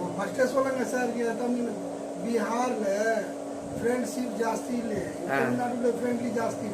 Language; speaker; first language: Tamil; non-native, learner; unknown